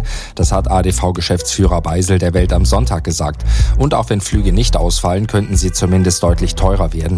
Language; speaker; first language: German; native; German